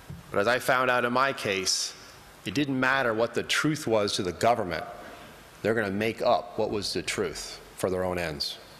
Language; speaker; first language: English; native; English